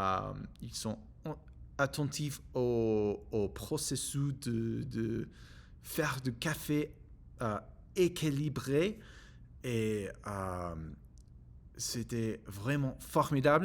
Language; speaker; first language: French; non-native, learner; English